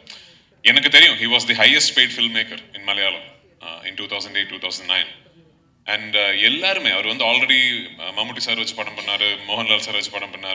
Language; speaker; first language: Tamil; non-native, fluent; Malayalam